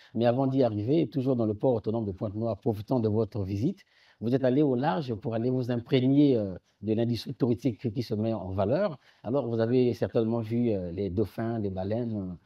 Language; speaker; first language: French; native; French